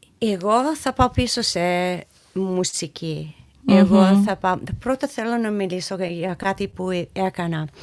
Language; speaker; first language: Greek; early bilingual, heritage; Greek